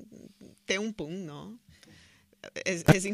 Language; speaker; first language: Catalan; non-native, fluent; Portuguese